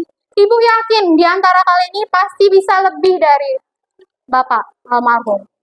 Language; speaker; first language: Indonesian; native; Indonesian